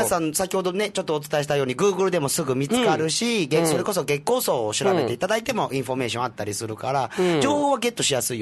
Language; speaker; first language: Japanese; native; Japanese